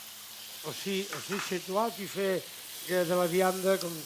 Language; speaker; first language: French; non-native, fluent; Catalan